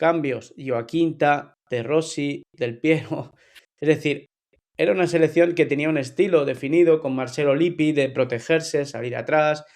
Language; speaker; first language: Spanish; native; Spanish